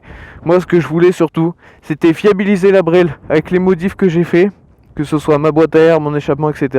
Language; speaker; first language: French; native; French